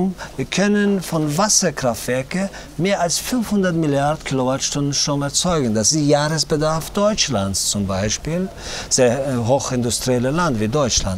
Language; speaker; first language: German; non-native, learner; Tajik